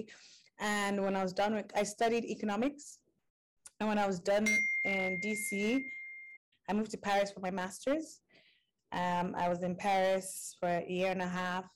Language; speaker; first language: English; non-native, local second language; Igbo